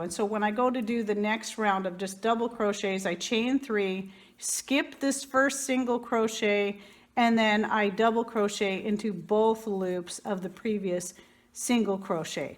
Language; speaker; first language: English; native; English